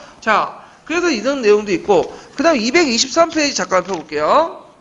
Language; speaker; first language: Korean; native; Korean